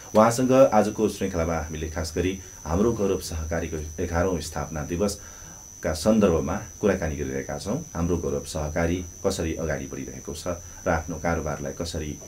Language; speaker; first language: Nepali; native; Nepali